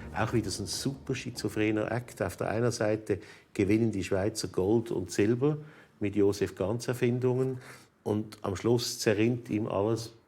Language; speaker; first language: German; native; German